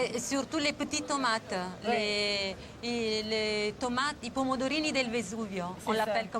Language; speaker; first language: French; non-native, fluent; Italian